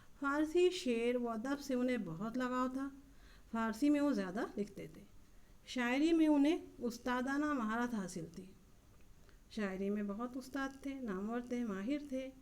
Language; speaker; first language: Urdu; native; Urdu